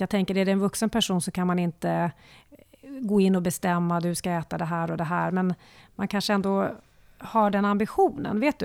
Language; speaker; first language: Swedish; native; Swedish